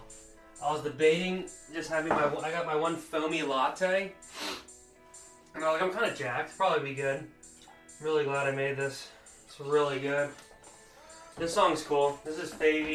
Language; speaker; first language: English; native; English